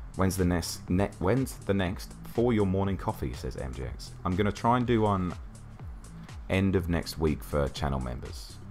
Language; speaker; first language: English; native; English